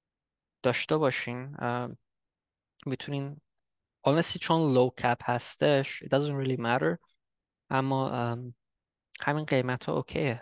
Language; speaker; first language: Persian; early bilingual, heritage; Persian